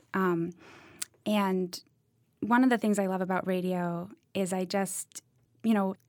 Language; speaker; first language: English; native; English